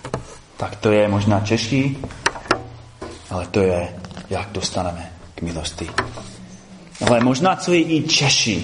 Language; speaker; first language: Czech; non-native, fluent; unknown